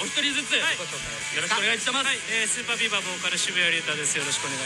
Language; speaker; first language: Japanese; native; Japanese